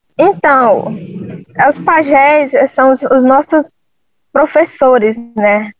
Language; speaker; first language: Portuguese; non-native, local second language; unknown